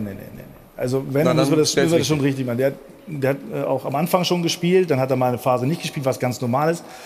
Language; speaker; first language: German; native; German